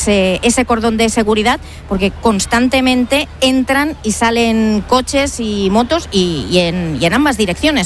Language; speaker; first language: Spanish; native; Spanish